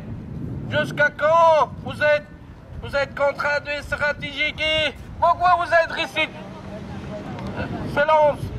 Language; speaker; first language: French; non-native, learner; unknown